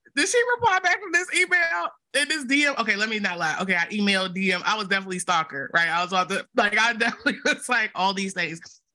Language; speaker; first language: English; native; English